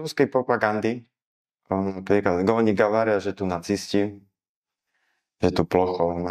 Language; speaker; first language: Russian; non-native, learner; Slovak